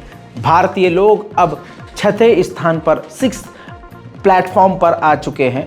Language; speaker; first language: Hindi; native; Hindi